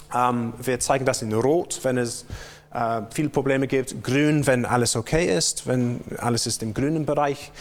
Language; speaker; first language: German; non-native, fluent; English